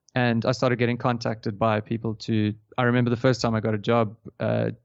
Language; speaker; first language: English; native; English